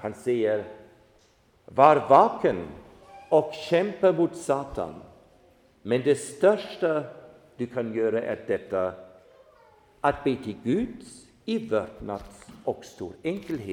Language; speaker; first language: Swedish; non-native, fluent; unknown